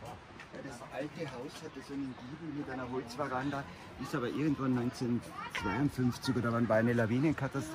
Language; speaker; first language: German; native; German